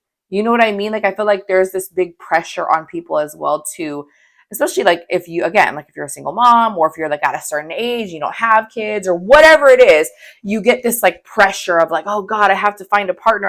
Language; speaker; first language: English; native; English